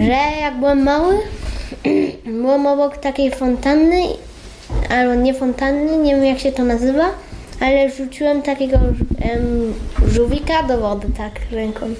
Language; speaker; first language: Polish; early bilingual, heritage; Polish